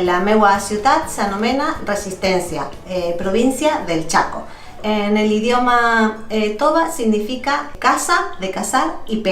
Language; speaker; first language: Catalan; non-native, fluent; Spanish